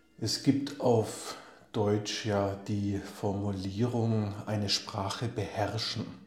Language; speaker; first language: German; native; German